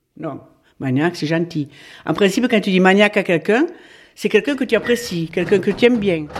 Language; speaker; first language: French; native; French